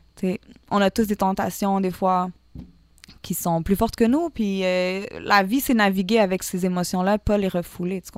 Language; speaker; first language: French; native; French